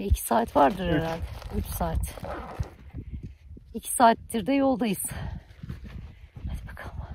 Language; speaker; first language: Turkish; native; Turkish